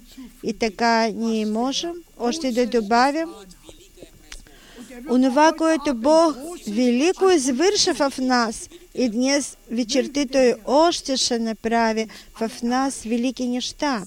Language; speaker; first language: Bulgarian; non-native, fluent; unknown